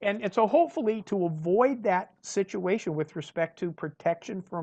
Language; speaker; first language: English; native; English